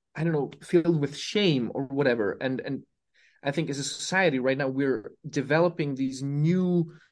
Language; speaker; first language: English; non-native, fluent; Serbian